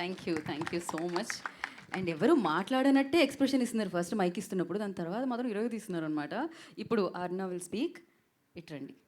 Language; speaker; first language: Telugu; native; Telugu